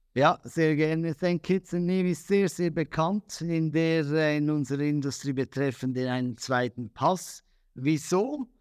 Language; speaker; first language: German; native; German